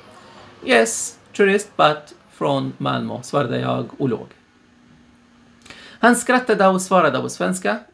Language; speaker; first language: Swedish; non-native, fluent; Arabic